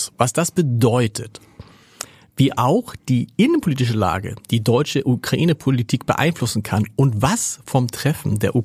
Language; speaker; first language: German; native; German